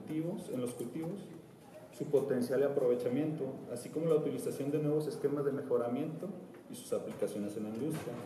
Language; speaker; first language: Spanish; native; Spanish